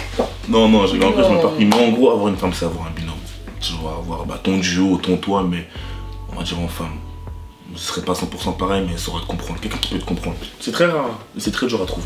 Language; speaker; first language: French; native; French